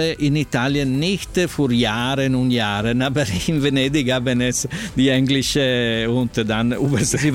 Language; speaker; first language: German; non-native, learner; Italian